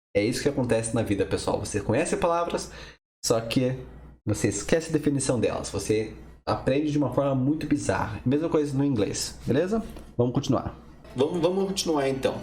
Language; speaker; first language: Portuguese; native; Portuguese